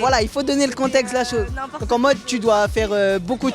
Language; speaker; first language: French; native; French